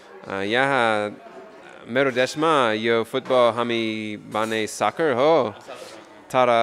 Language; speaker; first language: Nepali; non-native, learner; English